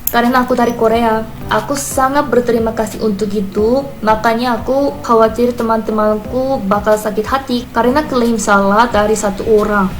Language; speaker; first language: Indonesian; non-native, fluent; Korean